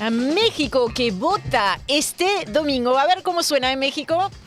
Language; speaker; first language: Spanish; native; Spanish